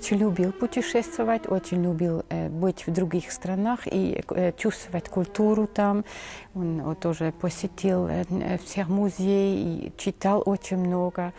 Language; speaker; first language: Russian; non-native, fluent; Dutch